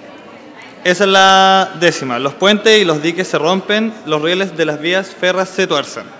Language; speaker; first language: Spanish; native; Spanish